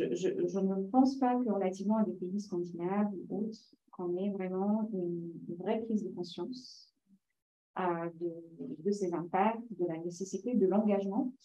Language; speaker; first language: French; native; French